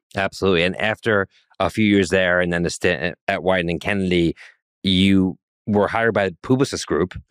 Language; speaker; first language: English; native; English